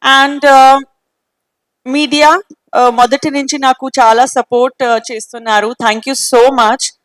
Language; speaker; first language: Telugu; non-native, fluent; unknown